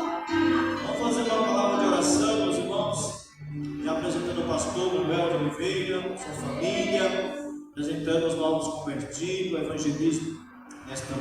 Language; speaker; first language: Portuguese; native; Portuguese